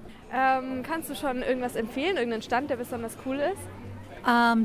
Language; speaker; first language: German; native; German